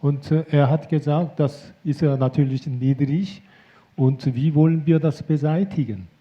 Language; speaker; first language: German; non-native, fluent; Korean